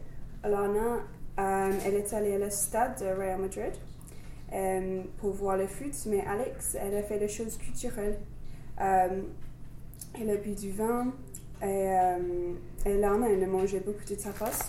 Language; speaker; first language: French; non-native, learner; English